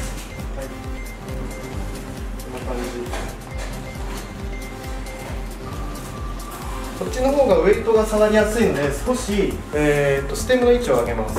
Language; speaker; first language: Japanese; native; Japanese